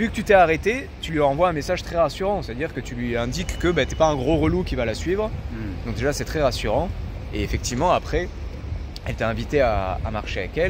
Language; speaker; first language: French; native; French